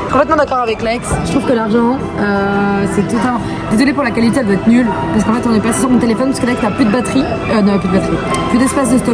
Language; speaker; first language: French; native; French